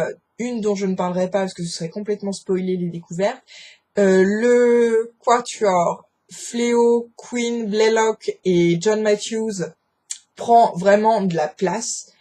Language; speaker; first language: French; native; French